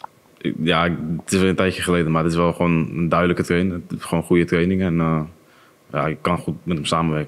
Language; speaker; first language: Dutch; native; Dutch